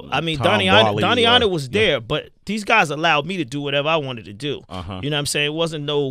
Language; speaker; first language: English; native; English